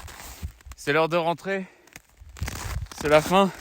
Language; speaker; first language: French; native; French